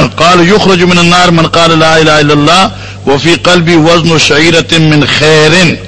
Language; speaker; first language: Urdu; non-native, local second language; Northern Hindko